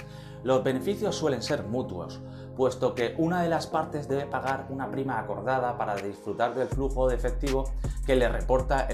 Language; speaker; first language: Spanish; native; Spanish